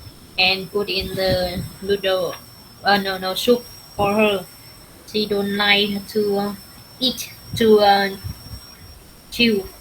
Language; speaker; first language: English; non-native, learner; Vietnamese